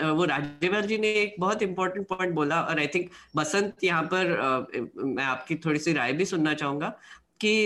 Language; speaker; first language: Hindi; non-native, local second language; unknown